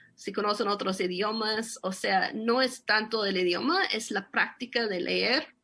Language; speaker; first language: Spanish; non-native, fluent; English